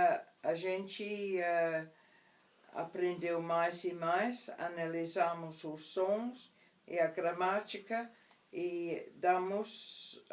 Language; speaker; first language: Portuguese; non-native, fluent; English